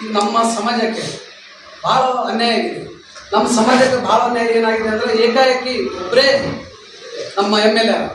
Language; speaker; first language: Kannada; non-native, local second language; Lambadi